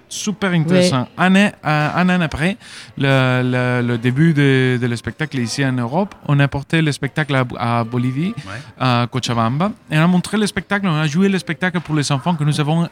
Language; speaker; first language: French; non-native, fluent; Spanish